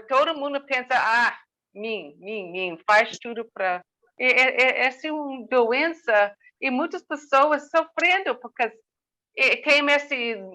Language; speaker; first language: Portuguese; non-native, learner; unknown